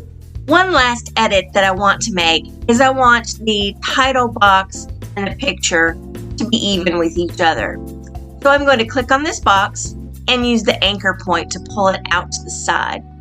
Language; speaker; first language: English; native; English